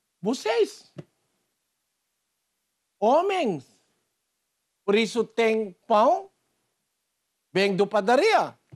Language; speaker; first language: Portuguese; non-native, fluent; Filipino